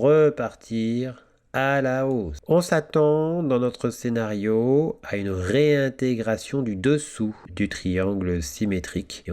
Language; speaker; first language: French; native; French